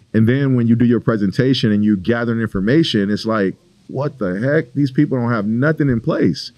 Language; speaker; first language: English; native; English